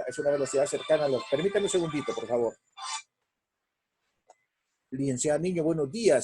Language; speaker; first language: Spanish; native; Spanish